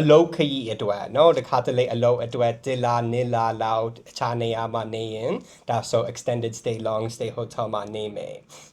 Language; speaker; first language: Burmese; non-native, fluent; English